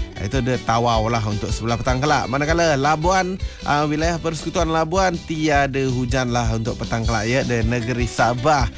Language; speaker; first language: Malay; non-native, local second language; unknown